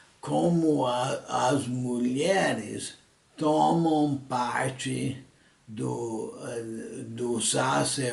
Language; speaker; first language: Portuguese; early bilingual, other home language; English